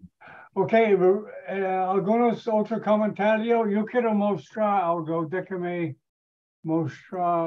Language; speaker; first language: Spanish; non-native, learner; English